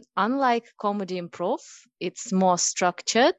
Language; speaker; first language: English; non-native, fluent; Russian